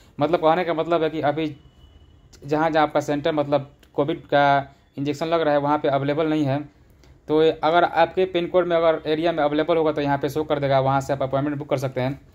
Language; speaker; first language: Hindi; native; Hindi